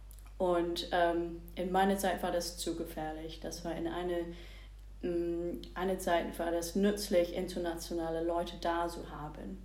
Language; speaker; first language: German; non-native, fluent; English